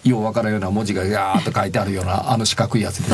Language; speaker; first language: Japanese; native; Japanese